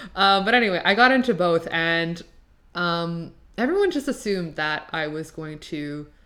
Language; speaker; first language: English; non-native, fluent; French